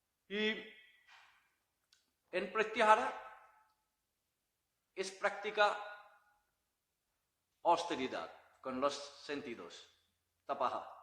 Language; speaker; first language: Spanish; non-native, learner; Bangla